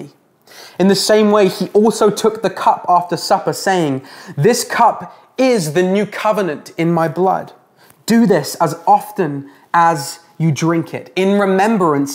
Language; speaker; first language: English; native; English